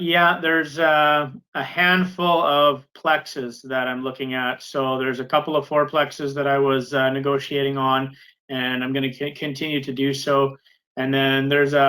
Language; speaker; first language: English; native; English